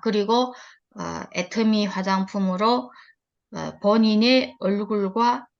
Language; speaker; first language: Korean; early bilingual, heritage; Korean